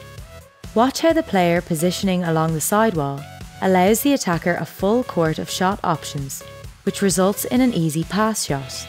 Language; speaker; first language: English; native; English